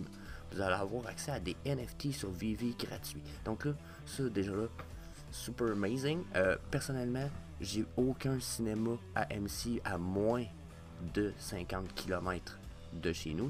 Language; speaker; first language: French; native; French